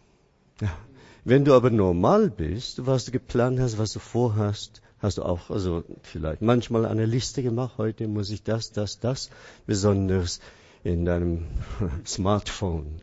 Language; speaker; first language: German; non-native, fluent; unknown